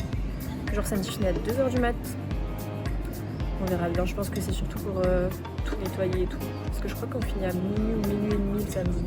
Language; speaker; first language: French; native; French